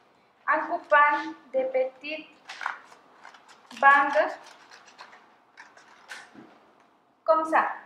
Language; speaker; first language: French; non-native, fluent; Spanish